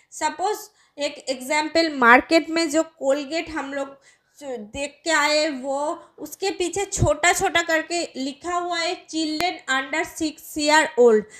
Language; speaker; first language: Hindi; non-native, local second language; Bangla